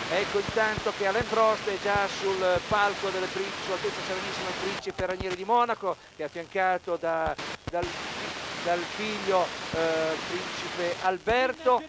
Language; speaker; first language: Italian; native; Italian